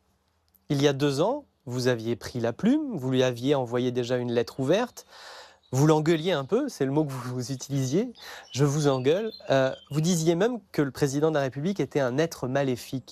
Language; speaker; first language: French; native; French